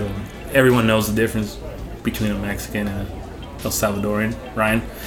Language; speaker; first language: English; early bilingual, other home language; Spanish